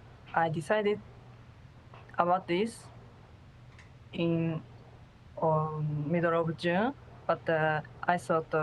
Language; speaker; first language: English; non-native, learner; Japanese